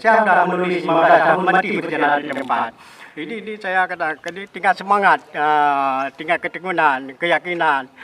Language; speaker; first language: Malay; non-native, local second language; Achinese